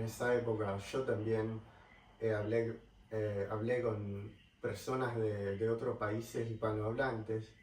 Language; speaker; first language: Spanish; non-native, fluent; English